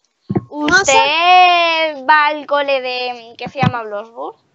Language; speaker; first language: Spanish; native; Spanish